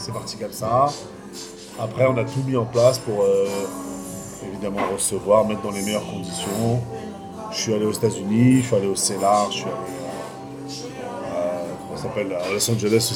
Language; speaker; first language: French; native; French